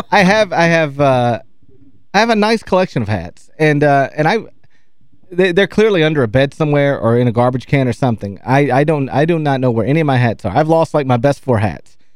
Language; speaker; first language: English; native; English